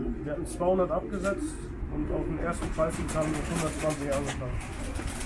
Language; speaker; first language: German; native; German